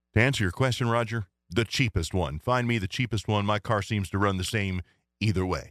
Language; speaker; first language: English; native; English